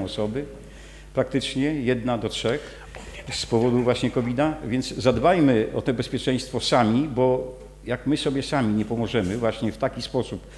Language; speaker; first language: Polish; native; Polish